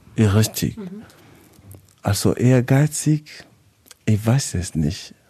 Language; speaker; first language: German; non-native, fluent; Spanish